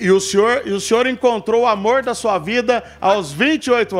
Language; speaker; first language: Portuguese; native; Portuguese